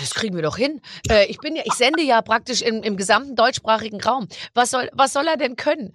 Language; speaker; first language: German; native; German